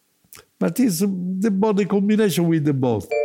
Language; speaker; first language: English; non-native, learner; Italian